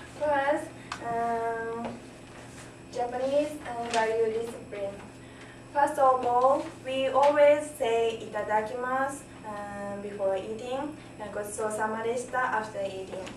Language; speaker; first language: English; non-native, learner; Japanese